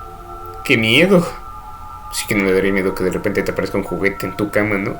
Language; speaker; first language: Spanish; native; Spanish